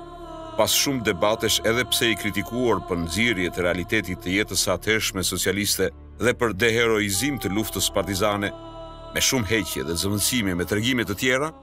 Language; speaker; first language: Albanian; native; Albanian